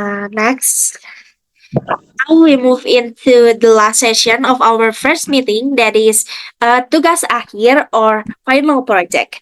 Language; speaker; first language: English; non-native, fluent; Indonesian